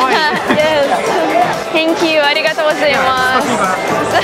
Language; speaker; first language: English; non-native, learner; Russian